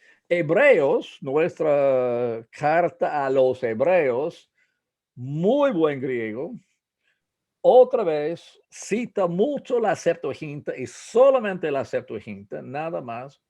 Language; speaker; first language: Spanish; non-native, fluent; English